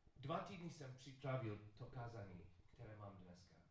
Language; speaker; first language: Czech; non-native, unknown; English